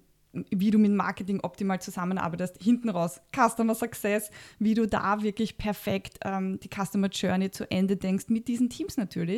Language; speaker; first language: German; native; German